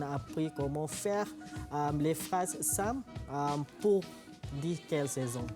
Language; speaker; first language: French; non-native, fluent; Malay